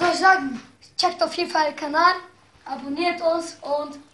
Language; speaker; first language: German; early bilingual, other home language; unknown